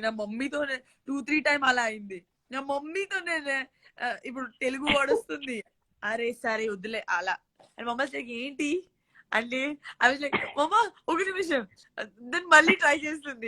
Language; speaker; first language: Telugu; non-native, local second language; Gujarati